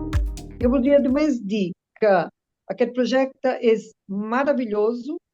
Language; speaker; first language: Catalan; early bilingual, heritage; Catalan